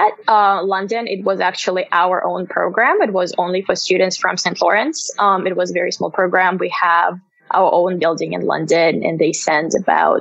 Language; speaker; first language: English; non-native, fluent; Russian